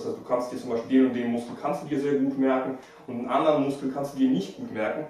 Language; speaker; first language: German; early bilingual, other home language; Russian